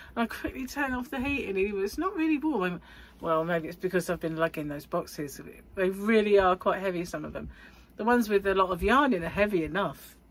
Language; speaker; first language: English; native; English